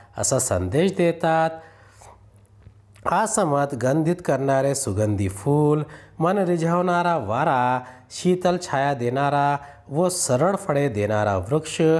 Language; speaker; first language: Marathi; non-native, local second language; Urdu